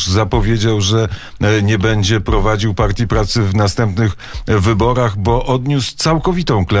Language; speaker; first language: Polish; native; Polish